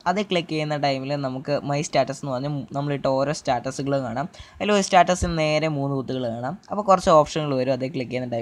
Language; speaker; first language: Malayalam; native; Malayalam